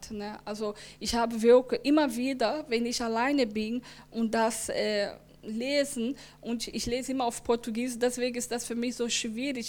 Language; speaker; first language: German; non-native, learner; Portuguese